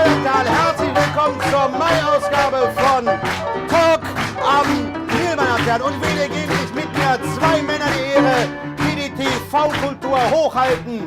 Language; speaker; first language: German; native; German